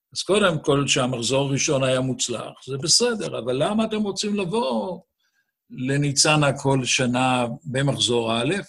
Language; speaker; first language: Hebrew; native; Hebrew